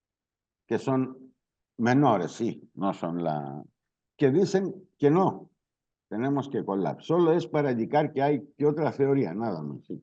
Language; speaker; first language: Spanish; non-native, learner; Greek